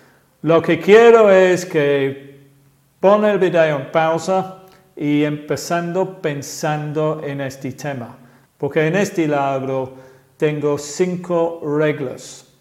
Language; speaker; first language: Spanish; non-native, fluent; English